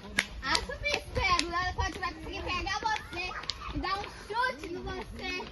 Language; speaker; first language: Portuguese; early bilingual, heritage; Portuguese